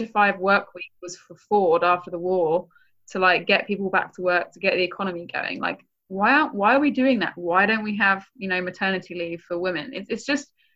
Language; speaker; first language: English; native; English